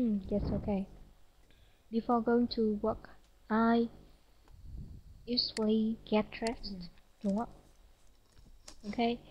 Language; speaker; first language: English; non-native, fluent; Vietnamese